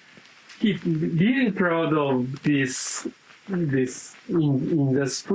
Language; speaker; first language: English; non-native, learner; Japanese